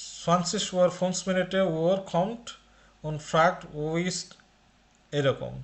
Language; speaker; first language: German; non-native, learner; Bangla